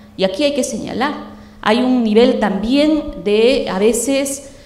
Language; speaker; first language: Spanish; native; Spanish